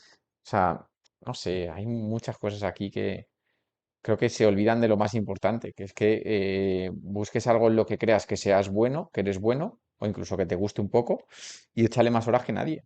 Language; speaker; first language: Spanish; native; Spanish